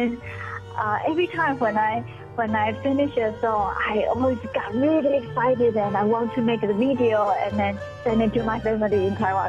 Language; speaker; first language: English; non-native, fluent; Chinese